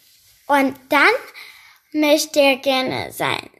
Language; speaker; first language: German; non-native, learner; Spanish